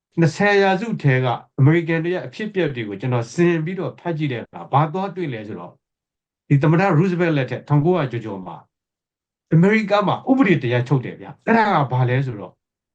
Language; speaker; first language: Burmese; native; Burmese